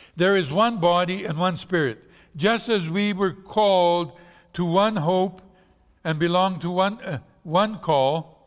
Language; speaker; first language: English; non-native, fluent; Portuguese